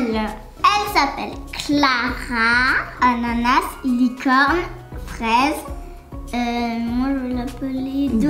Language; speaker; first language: French; native; French